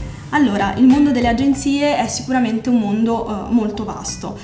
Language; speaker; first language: Italian; native; Italian